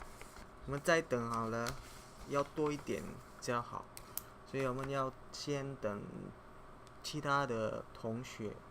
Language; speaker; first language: Chinese; non-native, fluent; Indonesian